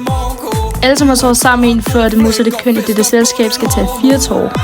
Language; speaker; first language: Danish; native; Danish